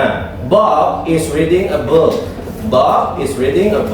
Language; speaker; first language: English; non-native, fluent; Indonesian